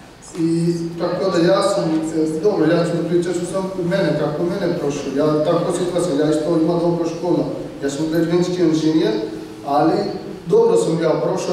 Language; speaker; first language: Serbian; non-native, learner; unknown